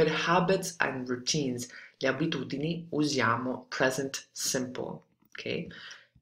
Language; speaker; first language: Italian; non-native, fluent; English